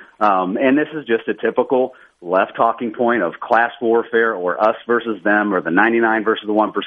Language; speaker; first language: English; native; English